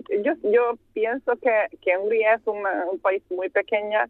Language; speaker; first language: Spanish; non-native, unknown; Hungarian